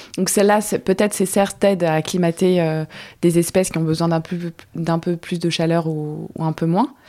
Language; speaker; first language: French; native; French